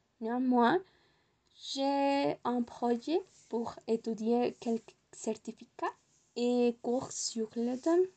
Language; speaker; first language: French; non-native, learner; Spanish